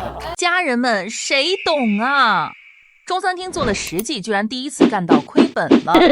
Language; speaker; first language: Chinese; native; Chinese